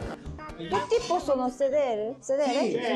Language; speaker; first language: Italian; non-native, learner; Korean